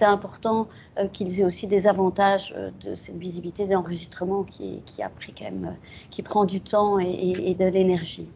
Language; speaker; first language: French; native; French